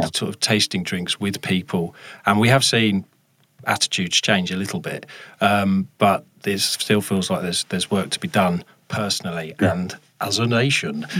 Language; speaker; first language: English; native; English